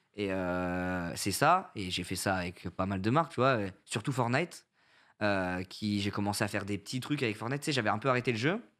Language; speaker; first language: French; native; French